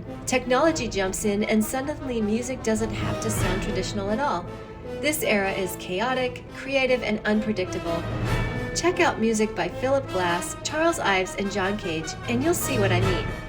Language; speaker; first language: English; native; English